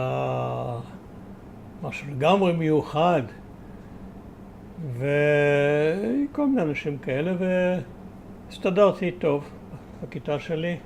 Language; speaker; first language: Hebrew; early bilingual, other home language; German